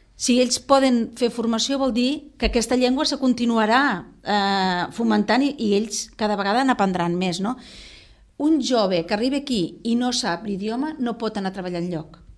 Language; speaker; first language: Catalan; non-native, local second language; Spanish